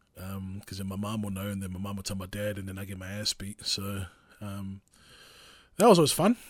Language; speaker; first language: English; non-native, local second language; Māori